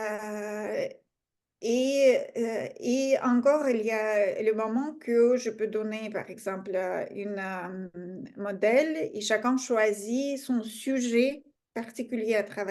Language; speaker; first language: French; non-native, fluent; Russian